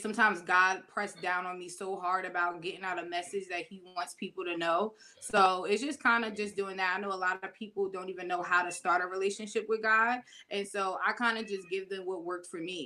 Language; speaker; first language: English; native; English